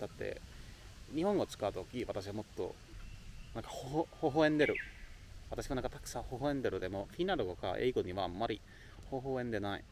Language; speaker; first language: Japanese; non-native, learner; Finnish